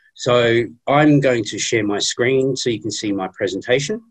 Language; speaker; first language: English; native; English